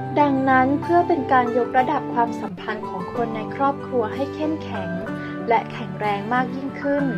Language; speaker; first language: Thai; native; Thai